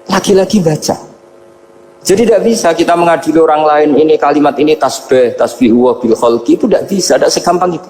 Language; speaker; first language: Indonesian; non-native, local second language; Javanese